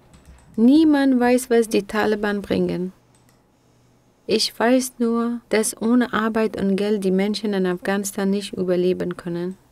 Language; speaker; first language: German; non-native, fluent; Persian